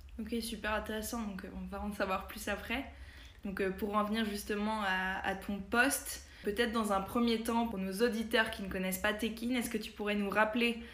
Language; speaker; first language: French; native; French